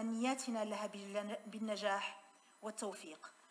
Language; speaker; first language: Arabic; native; Arabic